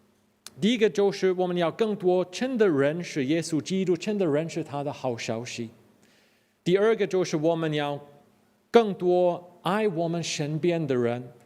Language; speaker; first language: Chinese; non-native, fluent; English